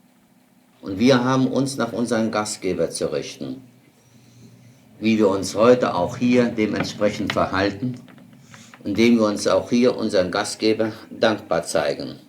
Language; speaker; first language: German; native; German